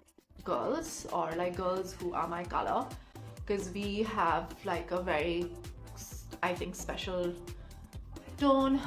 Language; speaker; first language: English; non-native, local second language; Hindi